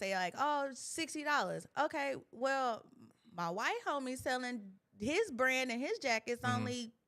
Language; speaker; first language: English; native; English